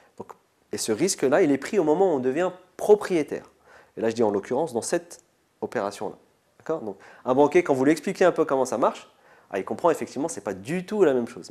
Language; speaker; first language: French; early bilingual, other home language; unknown